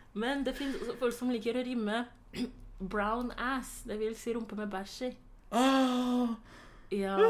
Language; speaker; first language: Norwegian; early bilingual, other home language; Swahili